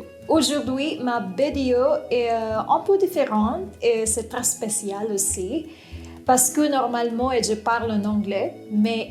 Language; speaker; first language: French; non-native, fluent; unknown